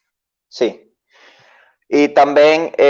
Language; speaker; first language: Portuguese; non-native, learner; Spanish